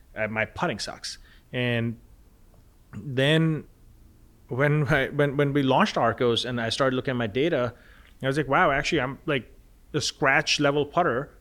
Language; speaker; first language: English; non-native, local second language; Punjabi